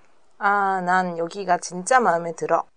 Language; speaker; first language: Korean; non-native, learner; Japanese